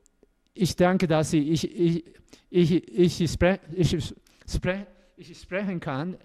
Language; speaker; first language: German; non-native, learner; Korean